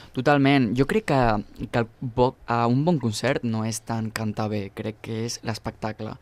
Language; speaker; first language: Catalan; non-native, local second language; Spanish